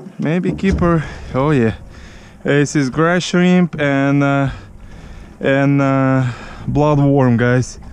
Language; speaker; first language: English; non-native, learner; Ukrainian